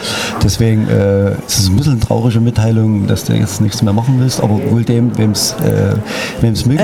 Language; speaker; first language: German; native; German